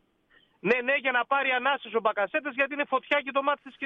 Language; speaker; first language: Greek; native; Greek